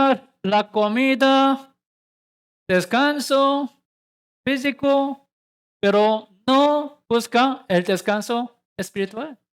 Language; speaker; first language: Spanish; non-native, learner; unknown